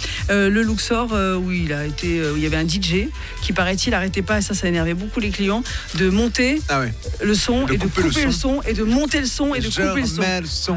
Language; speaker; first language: French; native; French